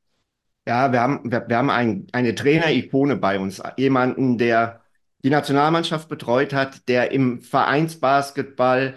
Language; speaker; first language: German; native; German